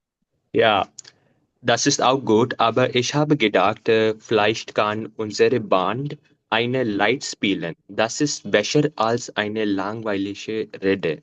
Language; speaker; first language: German; non-native, learner; Hindi